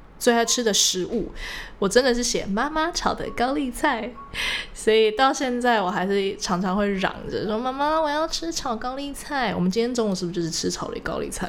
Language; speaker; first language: Chinese; early bilingual, heritage; Chinese